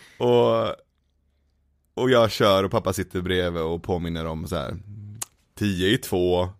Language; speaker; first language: Swedish; early bilingual, other home language; Persian